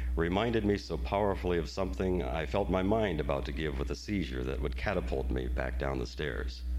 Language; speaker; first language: English; native; English